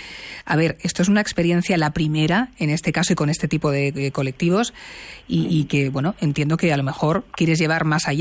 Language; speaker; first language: Spanish; native; Spanish